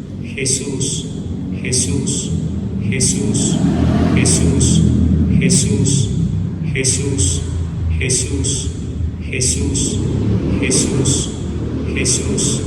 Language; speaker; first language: Spanish; native; Spanish